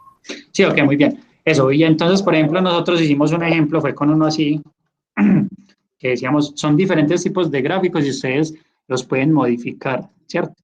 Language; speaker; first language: Spanish; native; Spanish